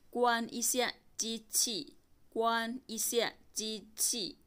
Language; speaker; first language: Chinese; non-native, fluent; Thai